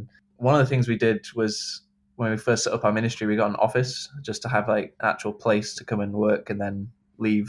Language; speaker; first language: English; native; English